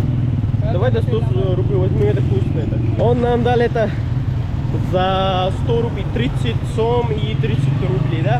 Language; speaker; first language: Russian; non-native, learner; Pashto